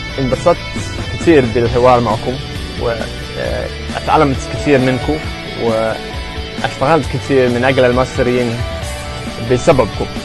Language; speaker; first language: Egyptian Arabic; non-native, fluent; English